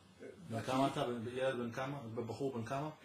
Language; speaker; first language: Hebrew; native; Hebrew